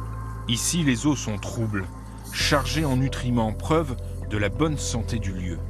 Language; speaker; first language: French; native; French